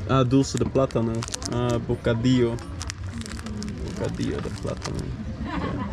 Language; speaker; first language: Spanish; non-native, learner; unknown